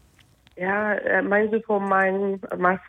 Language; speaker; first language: German; non-native, learner; Spanish